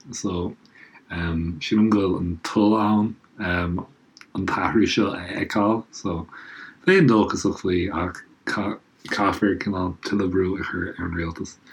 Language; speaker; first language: Irish; non-native, local second language; English